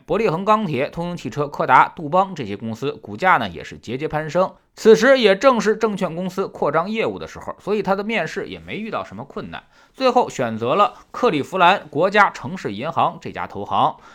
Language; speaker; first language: Chinese; native; Chinese